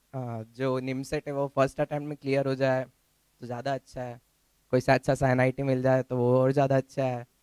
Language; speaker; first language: Hindi; native; Hindi